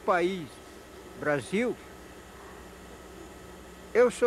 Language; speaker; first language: Portuguese; non-native, local second language; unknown